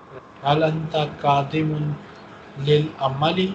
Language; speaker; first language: Arabic; non-native, fluent; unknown